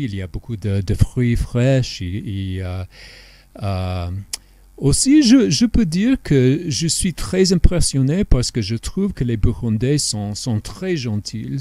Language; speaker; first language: French; non-native, fluent; English